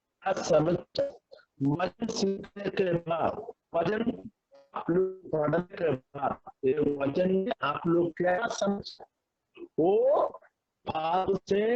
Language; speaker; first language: Hindi; non-native, local second language; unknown